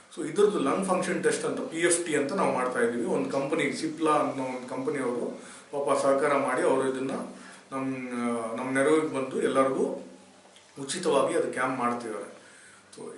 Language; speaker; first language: Kannada; native; Kannada